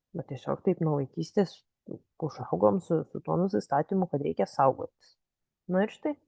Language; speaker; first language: Lithuanian; native; Lithuanian